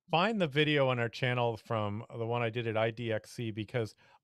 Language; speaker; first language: English; native; English